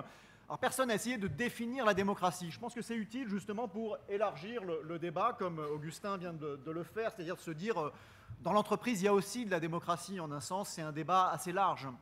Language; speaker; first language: French; native; French